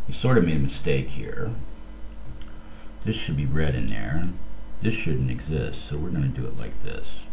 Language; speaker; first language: English; native; English